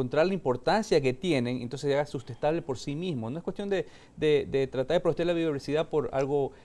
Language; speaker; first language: Spanish; native; Spanish